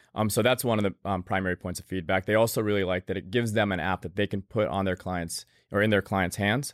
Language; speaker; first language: English; native; English